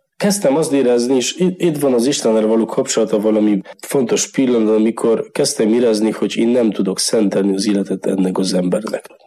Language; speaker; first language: Hungarian; non-native, learner; Polish